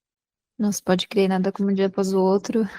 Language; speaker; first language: Portuguese; native; Portuguese